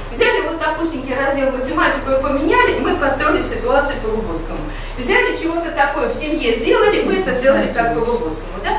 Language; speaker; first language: Russian; native; Russian